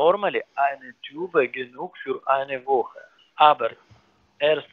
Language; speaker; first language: German; non-native, learner; Ukrainian